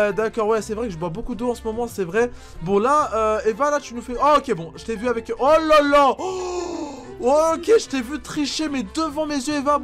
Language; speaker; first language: French; native; French